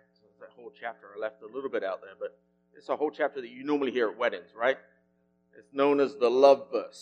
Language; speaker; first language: English; native; English